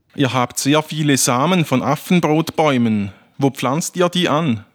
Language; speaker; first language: German; native; German